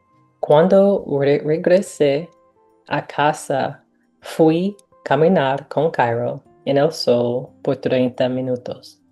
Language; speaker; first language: Spanish; non-native, learner; English